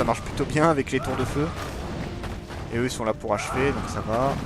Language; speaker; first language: French; native; French